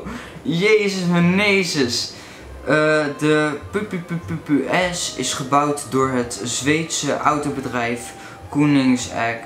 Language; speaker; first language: Dutch; native; Dutch